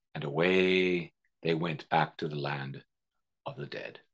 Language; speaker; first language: English; native; English